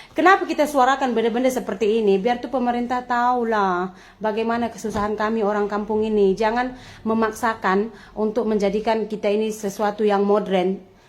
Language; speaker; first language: Indonesian; native; Indonesian